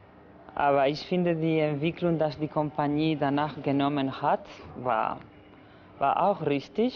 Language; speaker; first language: German; non-native, fluent; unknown